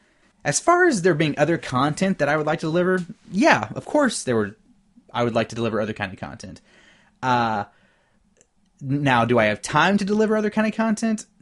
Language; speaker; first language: English; native; English